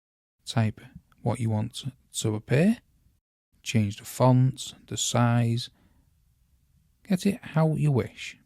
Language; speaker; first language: English; native; English